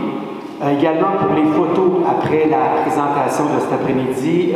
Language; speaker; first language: French; native; French